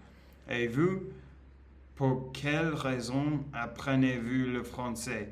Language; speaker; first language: French; non-native, learner; Spanish